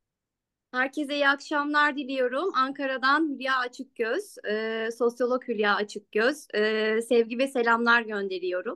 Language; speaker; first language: Turkish; native; Turkish